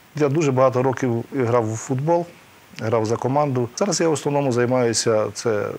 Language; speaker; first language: Ukrainian; native; Ukrainian